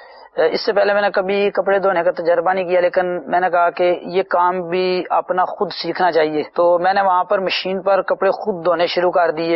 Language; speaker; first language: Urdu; non-native, local second language; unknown